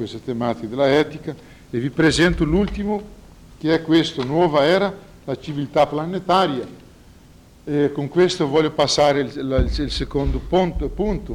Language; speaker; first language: Italian; non-native, fluent; Portuguese